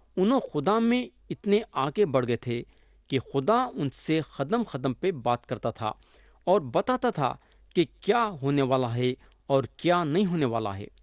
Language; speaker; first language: Urdu; native; Urdu